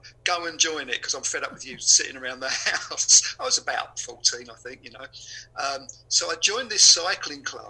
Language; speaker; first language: English; native; English